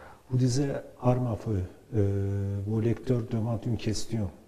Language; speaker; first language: French; non-native, learner; Turkish